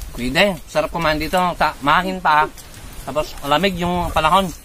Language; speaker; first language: Filipino; non-native, local second language; Pangasinan